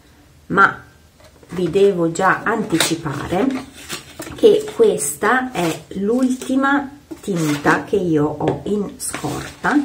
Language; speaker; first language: Italian; native; Italian